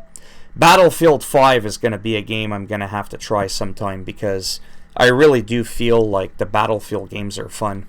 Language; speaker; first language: English; native; English